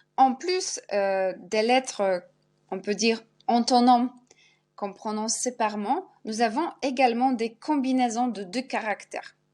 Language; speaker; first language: French; non-native, fluent; Polish